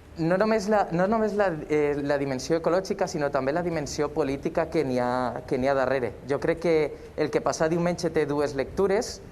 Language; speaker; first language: Catalan; native; Catalan